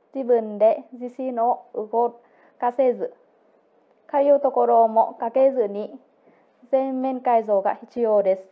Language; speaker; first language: Japanese; non-native, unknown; Vietnamese